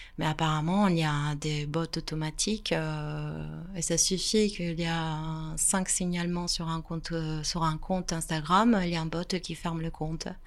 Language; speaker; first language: French; non-native, fluent; Italian